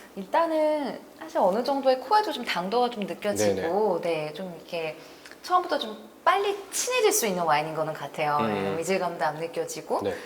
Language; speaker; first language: Korean; non-native, fluent; French